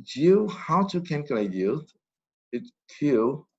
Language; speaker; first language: English; non-native, fluent; Vietnamese